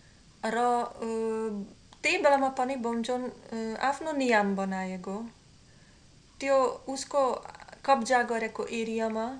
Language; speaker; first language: Nepali; non-native, learner; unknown